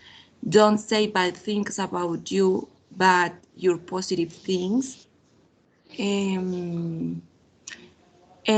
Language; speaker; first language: English; non-native, learner; Spanish